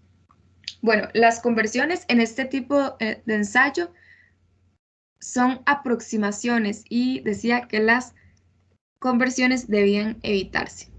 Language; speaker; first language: Spanish; native; Spanish